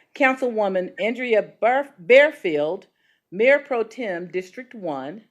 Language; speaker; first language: English; native; English